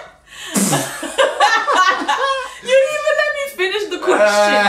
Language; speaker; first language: English; native; English